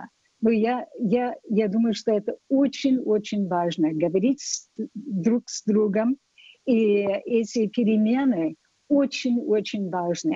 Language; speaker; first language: Russian; non-native, fluent; English